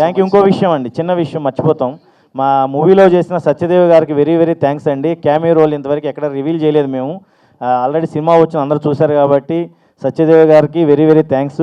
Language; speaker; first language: Telugu; native; Telugu